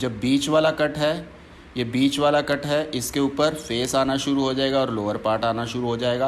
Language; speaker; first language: Hindi; native; Hindi